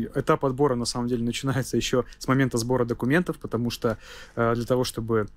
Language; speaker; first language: Russian; non-native, local second language; Armenian